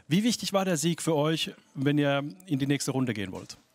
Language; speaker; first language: German; native; German